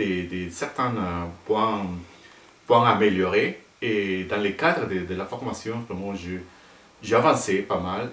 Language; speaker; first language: French; non-native, fluent; Spanish